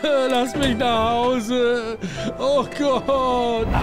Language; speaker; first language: German; native; German